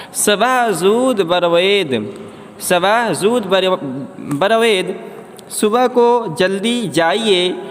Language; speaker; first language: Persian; non-native, fluent; Urdu